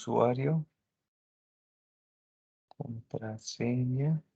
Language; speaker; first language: Spanish; native; Spanish